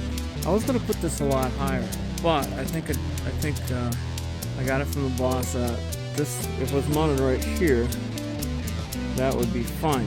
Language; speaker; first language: English; native; English